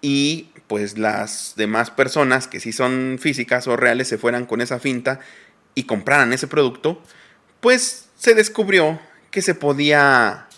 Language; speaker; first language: Spanish; native; Spanish